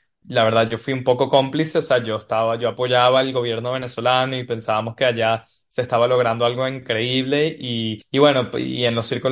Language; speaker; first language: Spanish; native; Spanish